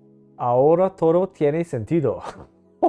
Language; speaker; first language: Spanish; non-native, learner; English